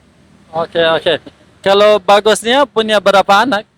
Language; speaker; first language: Indonesian; non-native, fluent; Persian